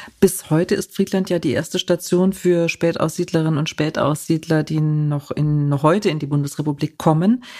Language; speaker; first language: German; native; German